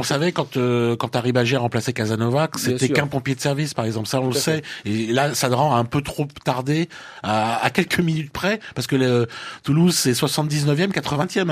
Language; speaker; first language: French; native; French